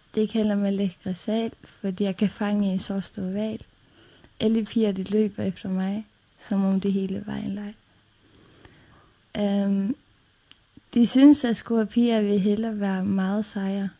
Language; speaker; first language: Danish; non-native, local second language; Faroese